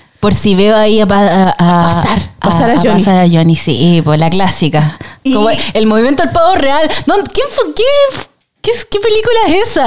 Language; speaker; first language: Spanish; native; Spanish